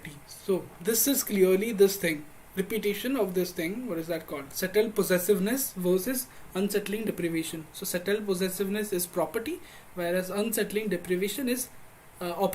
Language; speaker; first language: English; non-native, local second language; Hindi